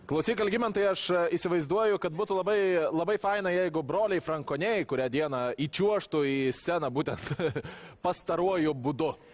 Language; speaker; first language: Lithuanian; native; Lithuanian